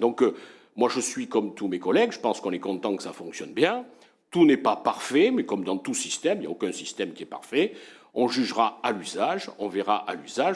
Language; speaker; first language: French; native; French